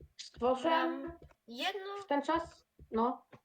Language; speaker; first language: Polish; native; Polish